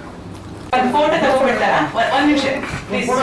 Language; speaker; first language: Kannada; native; Kannada